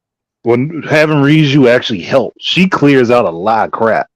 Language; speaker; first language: English; native; English